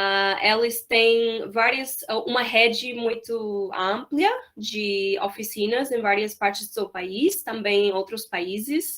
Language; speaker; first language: Portuguese; non-native, fluent; English